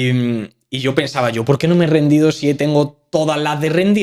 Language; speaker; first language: Spanish; native; Spanish